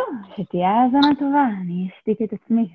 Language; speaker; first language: Hebrew; native; Hebrew